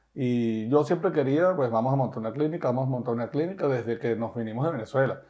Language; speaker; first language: Spanish; native; Spanish